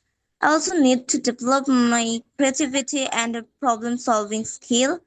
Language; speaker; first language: English; non-native, fluent; Bangla